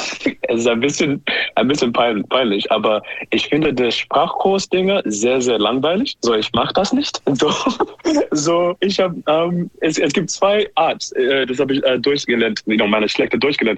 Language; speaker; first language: German; non-native, learner; English